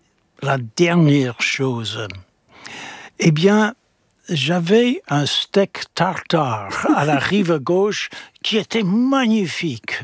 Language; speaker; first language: French; non-native, fluent; English